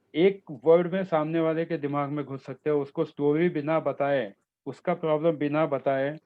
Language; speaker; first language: Hindi; non-native, local second language; Marathi